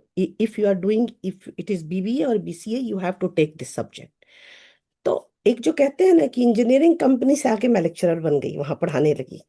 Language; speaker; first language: Hindi; native; Hindi